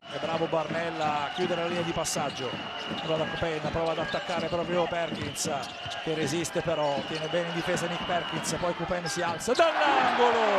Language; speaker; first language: Italian; native; Italian